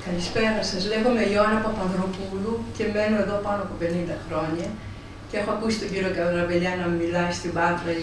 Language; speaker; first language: Greek; native; Greek